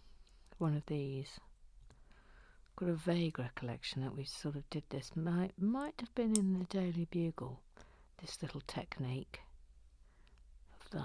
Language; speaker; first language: English; native; English